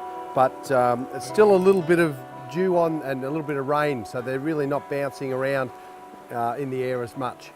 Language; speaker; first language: English; native; English